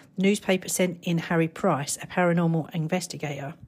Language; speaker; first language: English; native; English